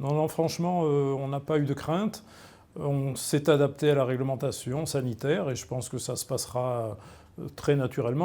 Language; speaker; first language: French; native; French